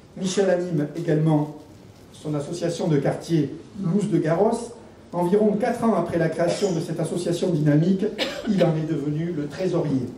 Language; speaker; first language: French; native; French